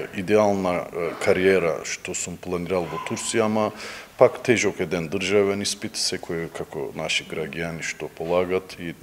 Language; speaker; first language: Macedonian; non-native, learner; Turkish